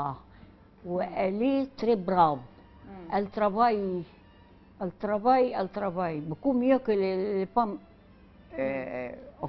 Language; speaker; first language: French; non-native, learner; Arabic